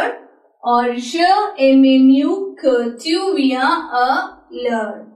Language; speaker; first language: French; non-native, learner; Hindi